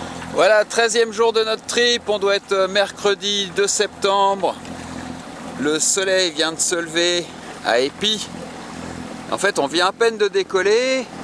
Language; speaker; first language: French; native; French